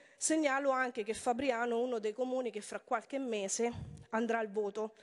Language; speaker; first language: Italian; native; Italian